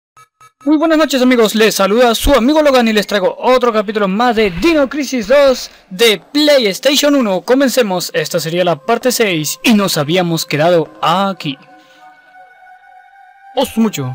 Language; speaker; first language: Spanish; native; Spanish